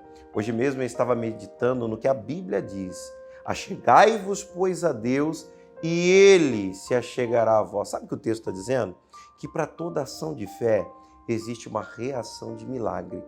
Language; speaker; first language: Portuguese; native; Portuguese